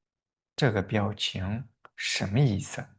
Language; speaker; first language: Chinese; non-native, fluent; Uzbek